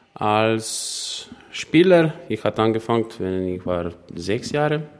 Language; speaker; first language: German; non-native, learner; Slovenian